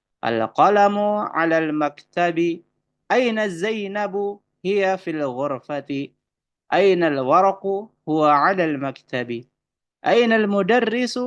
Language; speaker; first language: Arabic; non-native, fluent; Indonesian